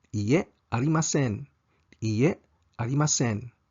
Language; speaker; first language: Japanese; non-native, fluent; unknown